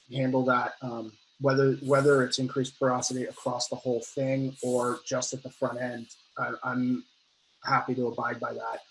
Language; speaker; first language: English; native; English